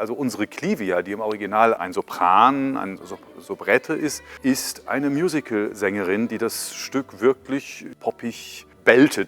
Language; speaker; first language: German; native; German